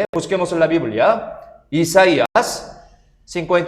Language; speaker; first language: Spanish; non-native, fluent; Korean